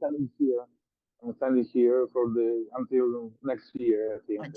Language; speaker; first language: English; non-native, learner; Italian